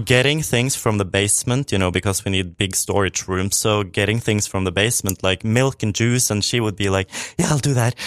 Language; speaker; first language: English; non-native, fluent; Norwegian